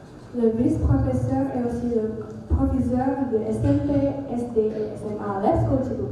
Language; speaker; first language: French; non-native, learner; Indonesian